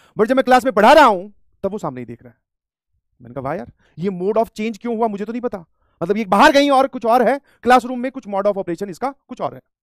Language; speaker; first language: Hindi; native; Hindi